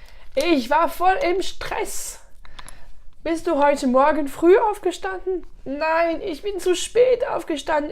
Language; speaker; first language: German; non-native, fluent; French